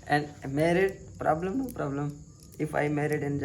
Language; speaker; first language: English; non-native, learner; Punjabi